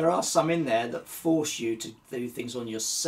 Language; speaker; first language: English; native; English